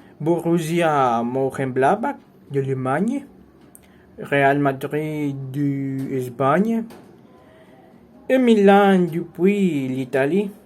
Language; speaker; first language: French; non-native, learner; Spanish